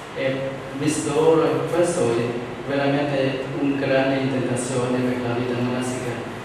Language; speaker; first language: Italian; non-native, learner; Vietnamese